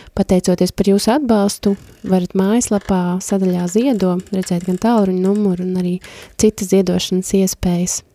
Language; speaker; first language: Latvian; native; Latvian